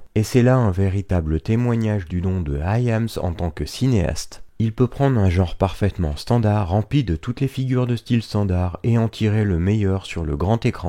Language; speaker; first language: French; native; French